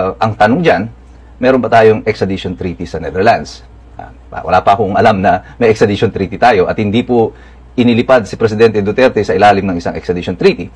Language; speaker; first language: Filipino; native; Filipino